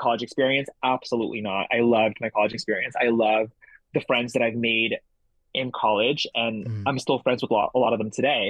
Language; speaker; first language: English; early bilingual, other home language; Indonesian